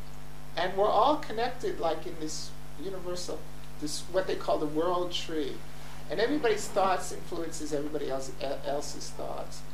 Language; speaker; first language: English; native; English